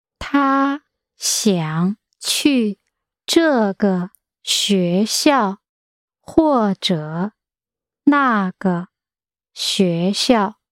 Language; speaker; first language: Chinese; non-native, learner; English